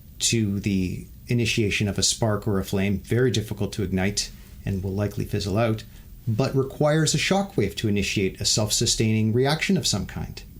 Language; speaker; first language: English; native; English